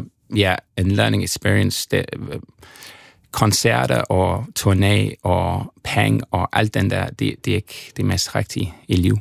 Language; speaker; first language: Danish; non-native, fluent; English